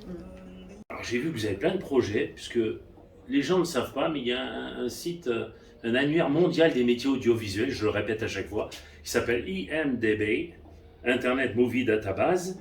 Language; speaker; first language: French; native; French